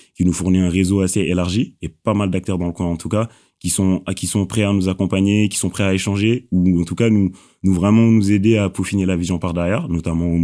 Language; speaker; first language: French; non-native, local second language; Wolof